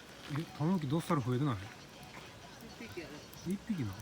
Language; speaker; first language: Japanese; native; Japanese